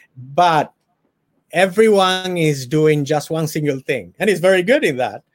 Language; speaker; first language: English; non-native, fluent; Italian